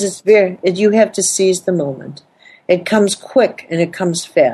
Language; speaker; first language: English; native; English